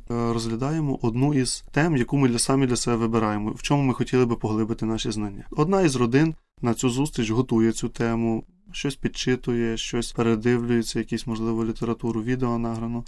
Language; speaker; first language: Ukrainian; native; Ukrainian